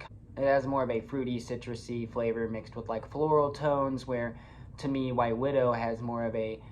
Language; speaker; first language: English; native; English